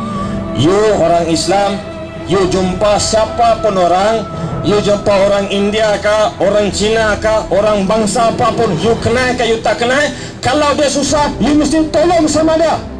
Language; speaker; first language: Malay; native; Malay